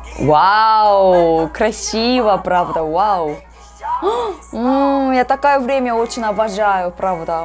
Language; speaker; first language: Russian; non-native, learner; Korean